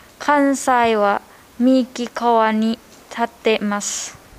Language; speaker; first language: Japanese; non-native, learner; Thai